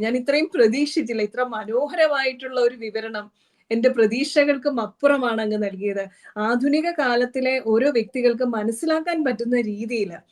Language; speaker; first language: Malayalam; native; Malayalam